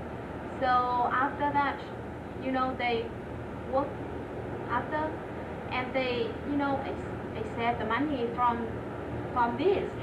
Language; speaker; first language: English; non-native, learner; Vietnamese